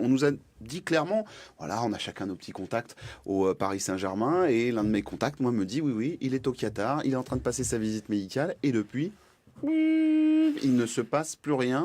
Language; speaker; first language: French; native; French